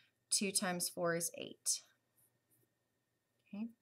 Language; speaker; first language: English; native; English